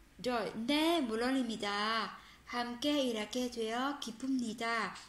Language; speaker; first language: Korean; non-native, fluent; Vietnamese